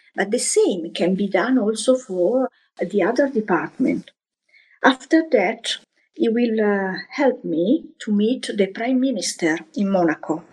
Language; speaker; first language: English; non-native, fluent; Italian